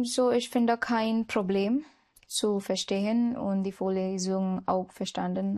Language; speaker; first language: German; non-native, learner; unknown